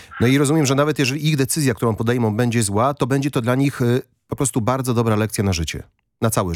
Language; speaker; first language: Polish; native; Polish